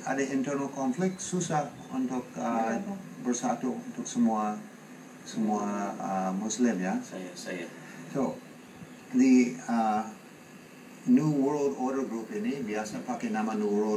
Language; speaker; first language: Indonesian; non-native, fluent; English